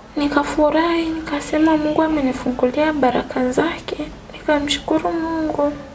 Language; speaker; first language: Swahili; native; Swahili